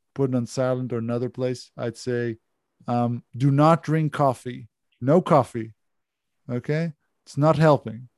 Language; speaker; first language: English; non-native, fluent; Hebrew